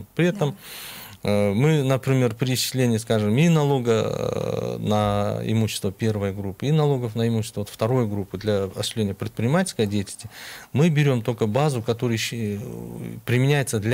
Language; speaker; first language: Russian; non-native, local second language; Kyrgyz